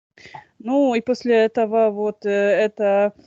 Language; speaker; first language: Russian; non-native, fluent; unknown